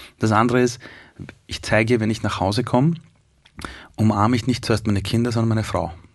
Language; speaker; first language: German; early bilingual, other home language; Persian